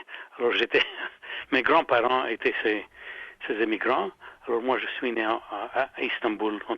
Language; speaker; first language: French; non-native, fluent; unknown